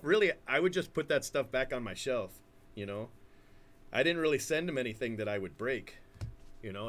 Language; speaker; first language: English; native; English